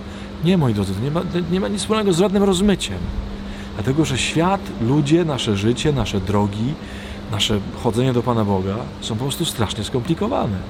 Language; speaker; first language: Polish; native; Polish